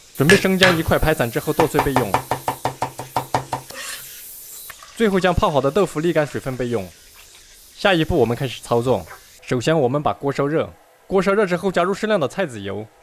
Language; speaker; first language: Chinese; native; Chinese